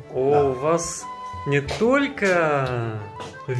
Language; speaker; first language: Russian; non-native, local second language; Romanian